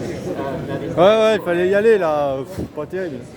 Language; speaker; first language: French; native; French